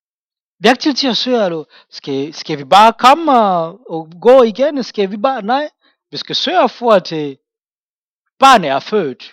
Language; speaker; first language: Danish; non-native, fluent; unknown